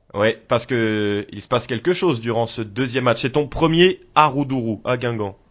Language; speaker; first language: French; native; French